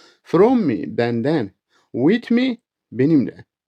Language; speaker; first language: English; non-native, learner; Turkish